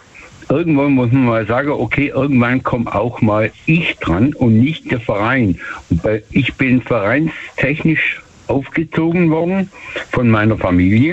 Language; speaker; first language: German; native; German